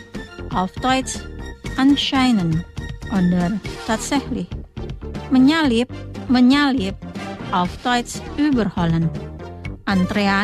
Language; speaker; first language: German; non-native, fluent; Indonesian